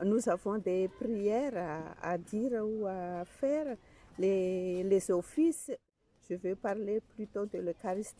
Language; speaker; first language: French; non-native, fluent; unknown